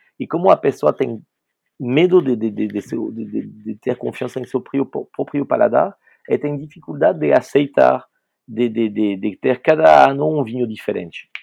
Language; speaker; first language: Portuguese; non-native, fluent; French